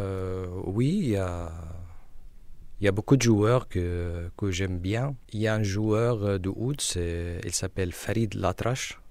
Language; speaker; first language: French; non-native, learner; Arabic